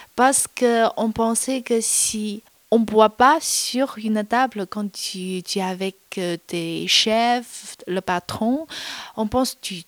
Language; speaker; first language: French; non-native, fluent; Chinese